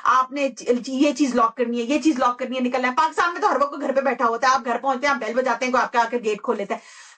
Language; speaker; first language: Urdu; native; Urdu